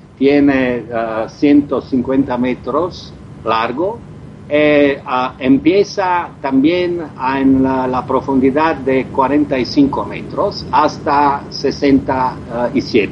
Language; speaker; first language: Spanish; non-native, learner; Croatian